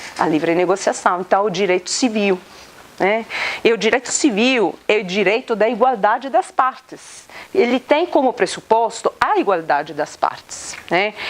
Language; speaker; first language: Portuguese; non-native, fluent; Italian